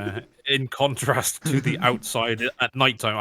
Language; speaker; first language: English; non-native, learner; Japanese